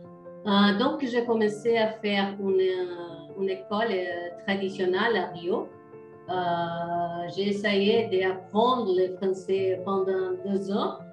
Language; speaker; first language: French; non-native, learner; Portuguese